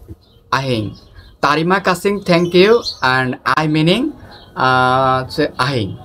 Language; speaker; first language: English; non-native, local second language; Bangla